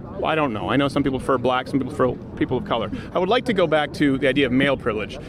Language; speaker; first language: English; native; English